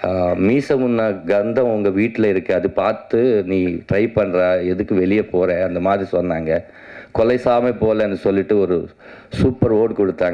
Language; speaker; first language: Tamil; non-native, learner; Telugu